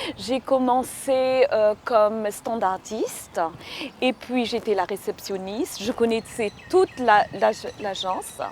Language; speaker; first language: French; non-native, local second language; Morisyen